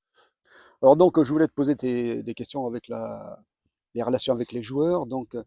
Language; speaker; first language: French; native; French